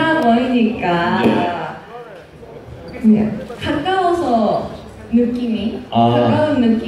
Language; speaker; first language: Korean; non-native, learner; Japanese